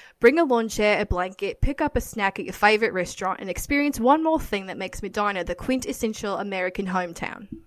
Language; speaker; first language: English; native; English